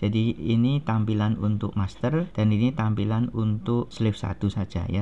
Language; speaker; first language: Indonesian; native; Indonesian